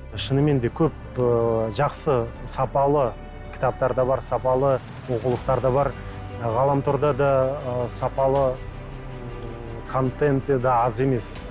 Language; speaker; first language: Kazakh; non-native, local second language; Russian